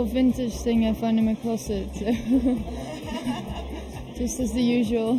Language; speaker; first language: English; non-native, fluent; Dutch